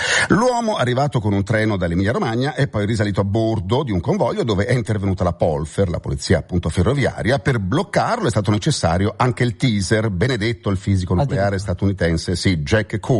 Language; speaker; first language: Italian; native; Italian